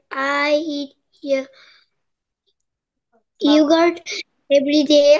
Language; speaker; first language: English; non-native, learner; Bangla